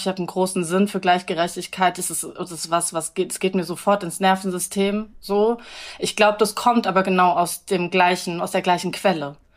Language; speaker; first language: German; early bilingual, other home language; English